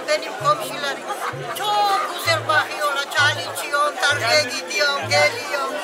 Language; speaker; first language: Turkish; non-native, learner; Georgian